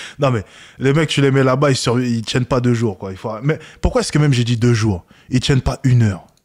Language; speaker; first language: French; native; French